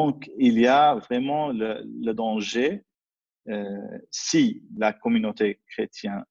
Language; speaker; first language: French; non-native, fluent; Arabic